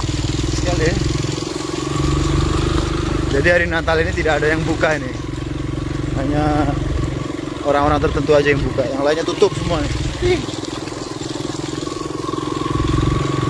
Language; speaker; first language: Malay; non-native, local second language; Javanese